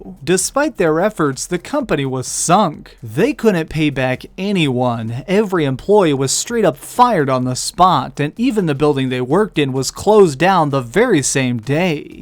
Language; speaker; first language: English; native; English